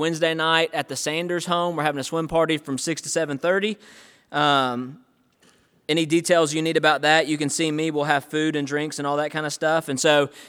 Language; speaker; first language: English; native; English